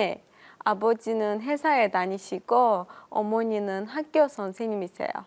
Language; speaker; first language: Korean; non-native, learner; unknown